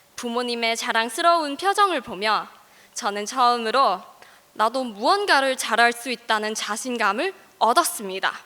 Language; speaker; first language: Korean; non-native, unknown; Cantonese